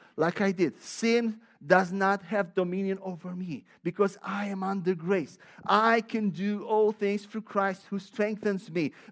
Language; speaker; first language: English; non-native, fluent; Romanian